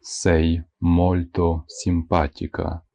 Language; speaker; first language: Italian; non-native, fluent; Ukrainian